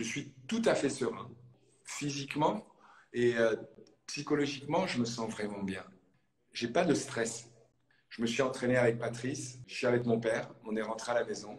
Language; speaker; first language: French; native; French